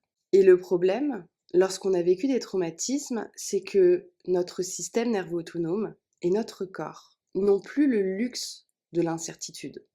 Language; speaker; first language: French; native; French